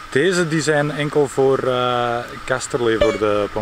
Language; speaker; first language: Dutch; native; Dutch